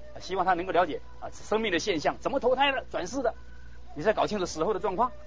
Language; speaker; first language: Chinese; native; Chinese